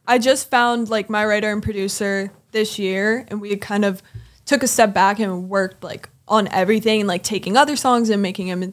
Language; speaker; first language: English; native; English